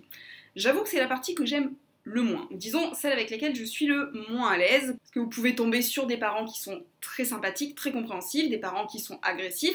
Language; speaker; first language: French; native; French